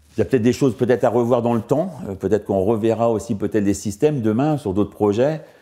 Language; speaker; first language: French; native; French